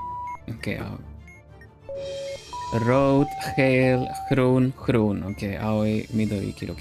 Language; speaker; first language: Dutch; non-native, learner; Swedish